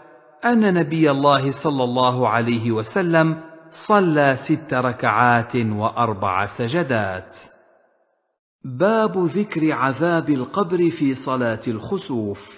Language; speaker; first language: Arabic; native; Arabic